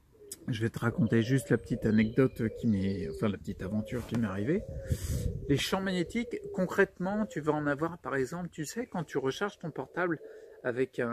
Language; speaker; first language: French; native; French